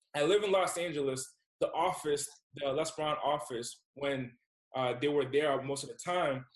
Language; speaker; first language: English; native; English